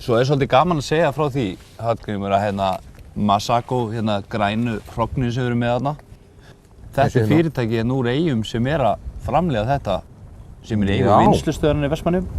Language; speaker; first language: Icelandic; native; Icelandic